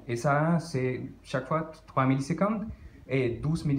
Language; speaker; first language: French; non-native, fluent; Spanish